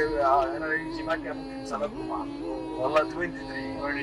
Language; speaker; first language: Arabic; non-native, learner; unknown